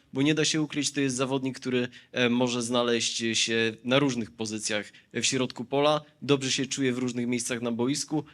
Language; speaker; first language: Polish; native; Polish